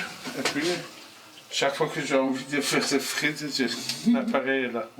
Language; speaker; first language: French; non-native, fluent; Persian